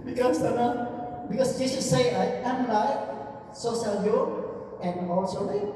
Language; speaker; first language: English; non-native, local second language; Filipino